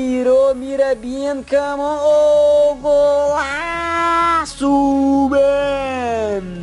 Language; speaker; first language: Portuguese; non-native, learner; Spanish